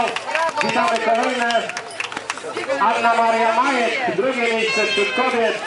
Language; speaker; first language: Polish; native; Polish